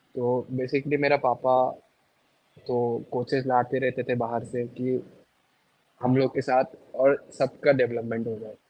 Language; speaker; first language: Hindi; non-native, local second language; Assamese